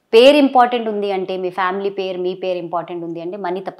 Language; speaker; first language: Telugu; non-native, local second language; Hindi